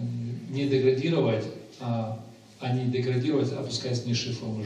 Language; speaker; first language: Russian; native; Russian